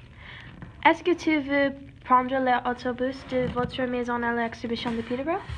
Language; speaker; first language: French; non-native, learner; English